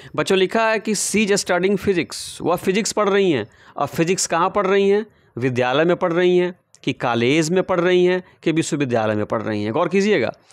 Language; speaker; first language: Hindi; native; Hindi